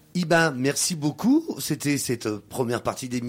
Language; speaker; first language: French; native; French